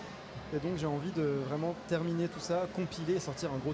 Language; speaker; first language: French; native; French